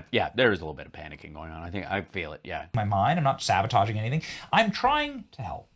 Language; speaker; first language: English; native; English